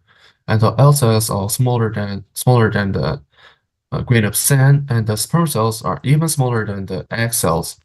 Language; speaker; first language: English; non-native, learner; Korean